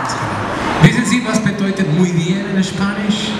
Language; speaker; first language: German; non-native, fluent; Spanish